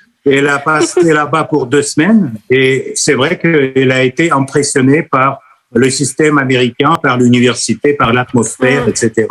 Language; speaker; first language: French; non-native, fluent; Russian